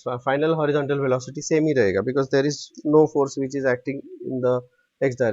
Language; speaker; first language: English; non-native, local second language; Hindi